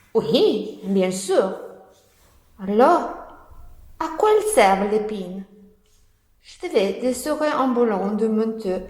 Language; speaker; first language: French; non-native, learner; Italian